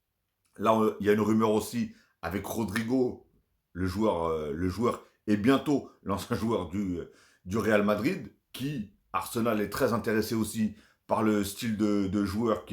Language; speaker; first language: French; native; French